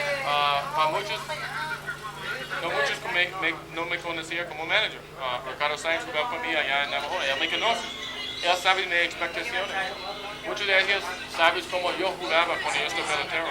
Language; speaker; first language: Spanish; non-native, fluent; English